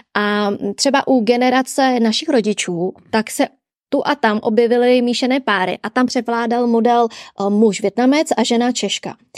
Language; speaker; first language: Czech; early bilingual, other home language; Vietnamese